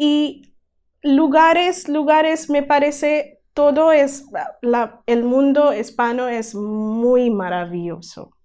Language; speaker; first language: Spanish; non-native, learner; Bangla